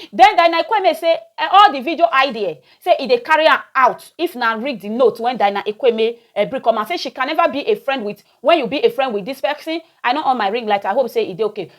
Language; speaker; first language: Nigerian Pidgin; native; Nigerian Pidgin